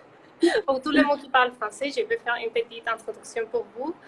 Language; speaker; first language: French; non-native, fluent; Spanish